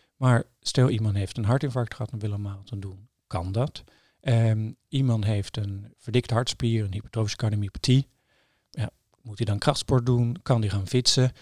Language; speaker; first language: Dutch; non-native, fluent; Norwegian